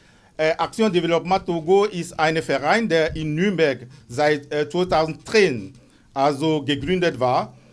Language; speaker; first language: German; non-native, fluent; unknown